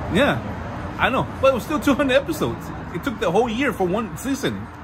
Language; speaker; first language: English; early bilingual, other home language; Spanish